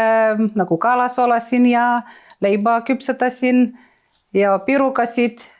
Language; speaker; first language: Estonian; non-native, fluent; Ukrainian